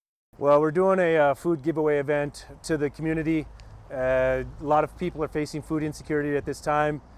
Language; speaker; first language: English; native; English